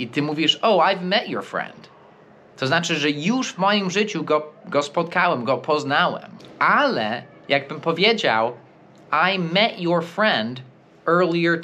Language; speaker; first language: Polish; non-native, fluent; English